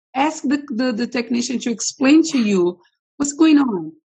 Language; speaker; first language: English; non-native, fluent; Portuguese